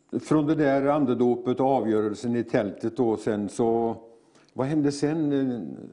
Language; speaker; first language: Swedish; native; Swedish